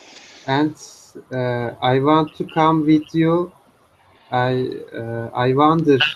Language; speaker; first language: English; non-native, learner; Turkish